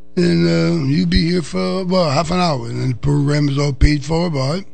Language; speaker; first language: English; native; English